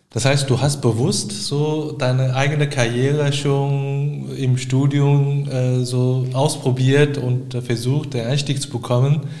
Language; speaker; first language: German; non-native, fluent; Chinese